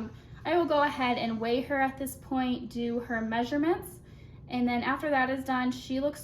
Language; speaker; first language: English; native; English